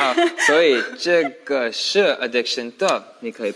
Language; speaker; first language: Chinese; non-native, learner; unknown